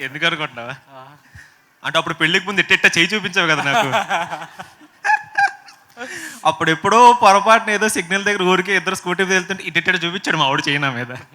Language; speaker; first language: Telugu; native; Telugu